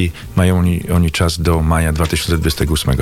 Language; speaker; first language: Polish; native; Polish